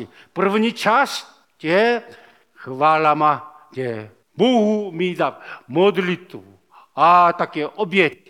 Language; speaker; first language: Czech; non-native, learner; Korean